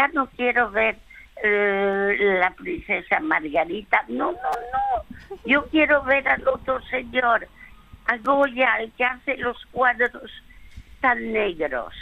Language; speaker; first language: Spanish; early bilingual, other home language; French